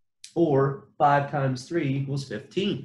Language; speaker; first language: English; native; English